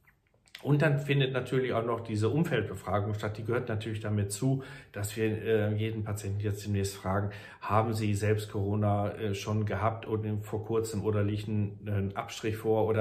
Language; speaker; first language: German; native; German